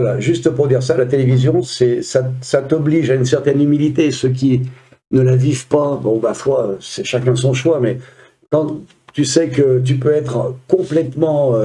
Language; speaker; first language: French; native; French